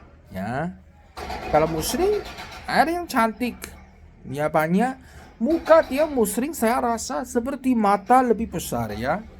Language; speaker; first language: Indonesian; non-native, learner; Chinese